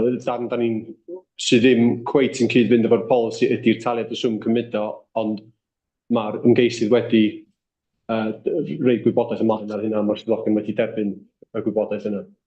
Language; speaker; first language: Welsh; native; Welsh